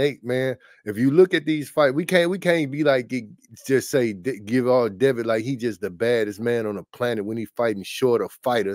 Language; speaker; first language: English; native; English